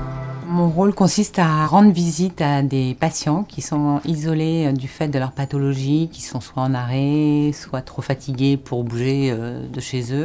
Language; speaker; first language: French; native; French